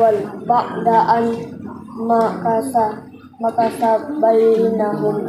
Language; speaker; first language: Arabic; non-native, learner; Indonesian